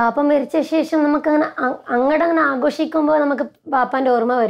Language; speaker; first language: Malayalam; native; Malayalam